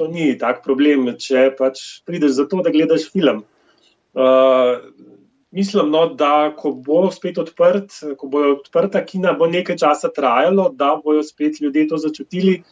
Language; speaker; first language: Slovenian; native; Slovenian